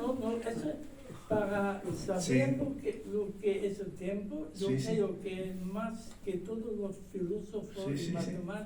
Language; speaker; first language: Spanish; non-native, fluent; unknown